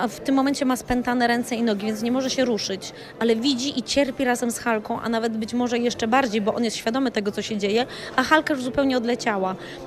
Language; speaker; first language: Polish; native; Polish